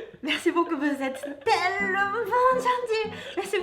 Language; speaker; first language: French; non-native, fluent; Japanese